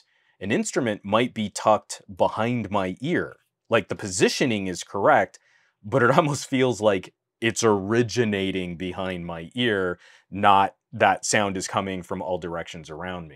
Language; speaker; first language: English; native; English